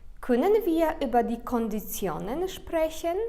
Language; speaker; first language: German; non-native, fluent; Polish